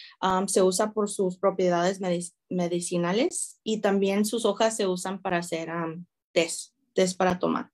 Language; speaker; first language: Spanish; early bilingual, heritage; Spanish